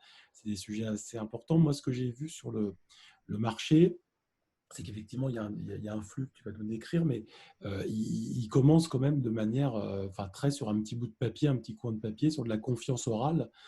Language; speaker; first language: French; native; French